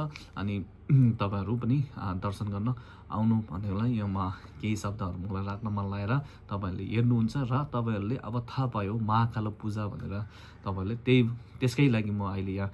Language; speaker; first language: Nepali; non-native, local second language; Tibetan